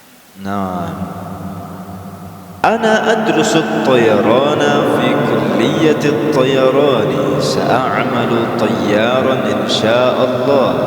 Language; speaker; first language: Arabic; non-native, fluent; Indonesian